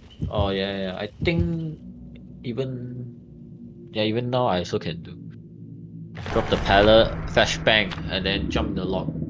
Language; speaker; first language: English; non-native, local second language; Chinese